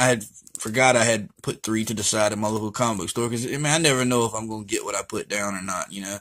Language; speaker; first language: English; native; English